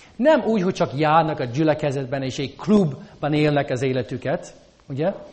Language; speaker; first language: Hungarian; non-native, fluent; English